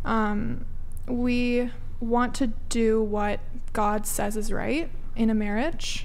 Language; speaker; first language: English; native; English